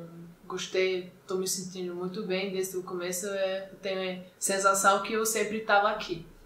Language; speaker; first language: Portuguese; non-native, fluent; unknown